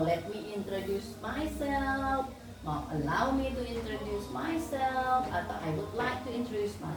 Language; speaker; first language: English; non-native, fluent; Indonesian